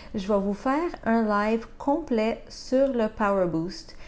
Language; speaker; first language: French; native; French